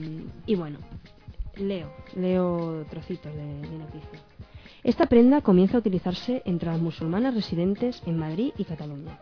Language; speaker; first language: Spanish; native; Spanish